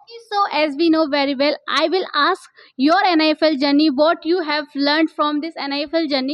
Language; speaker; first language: English; non-native, local second language; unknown